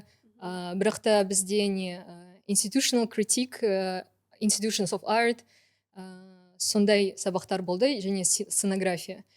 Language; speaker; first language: Kazakh; non-native, local second language; Russian